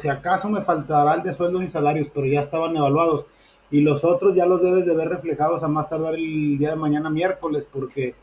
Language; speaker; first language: Spanish; native; Spanish